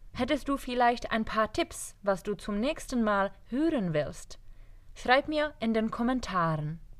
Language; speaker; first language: German; non-native, fluent; Czech